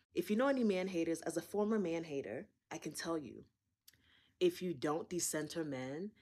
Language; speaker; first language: English; native; English